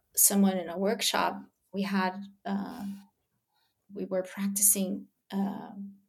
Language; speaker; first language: English; early bilingual, other home language; Portuguese